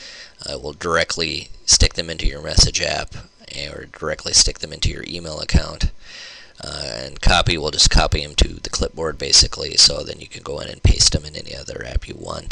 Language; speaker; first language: English; native; English